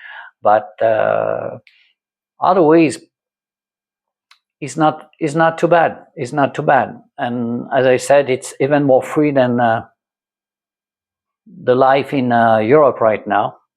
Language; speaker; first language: English; non-native, learner; French